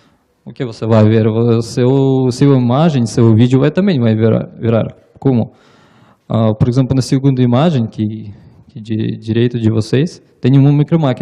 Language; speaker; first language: Portuguese; non-native, learner; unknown